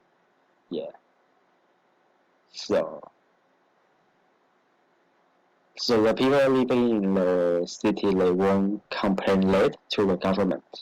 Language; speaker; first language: English; non-native, learner; Chinese